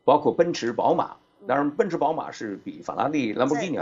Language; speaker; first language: Chinese; native; Chinese